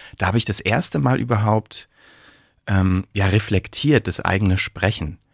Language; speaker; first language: German; native; German